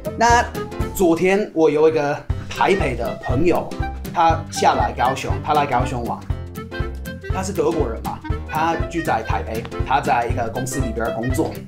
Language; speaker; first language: Chinese; non-native, fluent; English